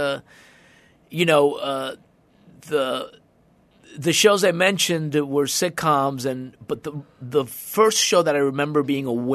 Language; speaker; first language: English; native; English